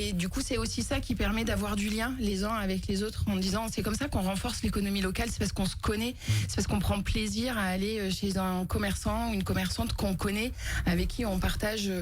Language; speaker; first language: French; native; French